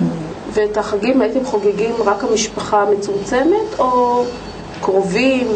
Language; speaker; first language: Hebrew; native; Hebrew